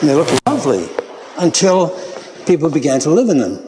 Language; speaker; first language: English; native; English